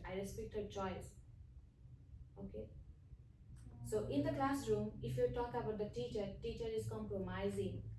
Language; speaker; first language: English; non-native, fluent; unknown